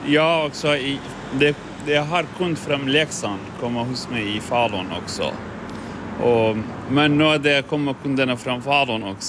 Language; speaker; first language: Swedish; non-native, learner; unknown